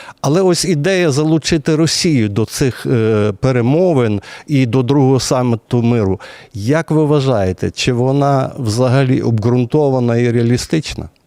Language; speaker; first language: Ukrainian; native; Ukrainian